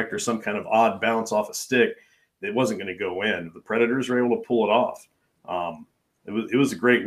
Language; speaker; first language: English; native; English